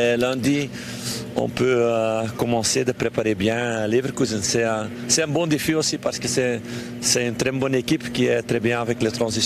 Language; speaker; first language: French; non-native, local second language; Dutch